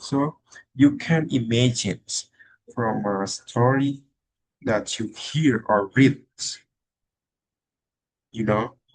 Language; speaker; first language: English; non-native, learner; Indonesian